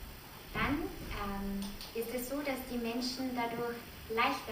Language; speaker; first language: German; native; German